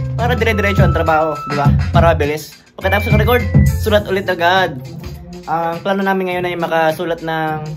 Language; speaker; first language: Filipino; non-native, local second language; Bikol